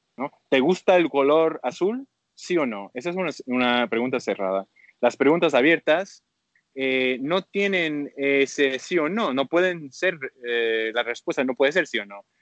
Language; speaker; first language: Spanish; early bilingual, heritage; Spanish